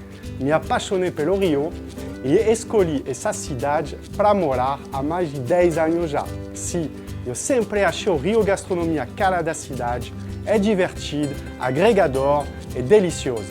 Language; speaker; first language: Portuguese; non-native, fluent; French